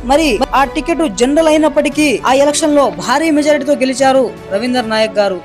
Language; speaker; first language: Telugu; non-native, local second language; Lambadi